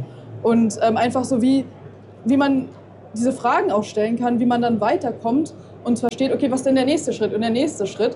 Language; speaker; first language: German; native; German